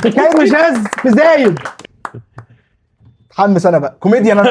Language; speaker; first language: Arabic; native; Arabic